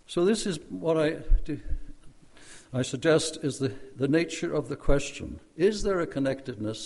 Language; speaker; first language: English; native; English